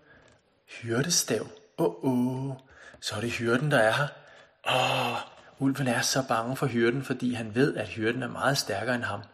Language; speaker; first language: Danish; native; Danish